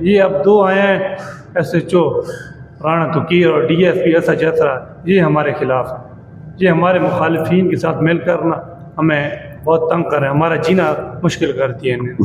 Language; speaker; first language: Urdu; non-native, local second language; Saraiki